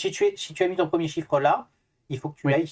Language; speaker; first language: French; native; French